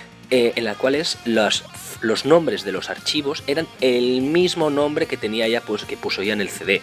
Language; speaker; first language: Spanish; native; Spanish